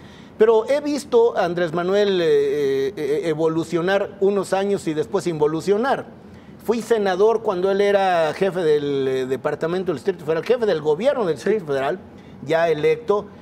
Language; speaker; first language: Spanish; native; Spanish